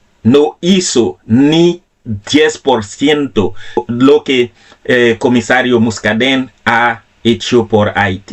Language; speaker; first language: Spanish; non-native, fluent; Haitian Creole